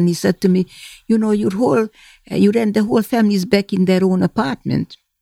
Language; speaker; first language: English; non-native, fluent; Hungarian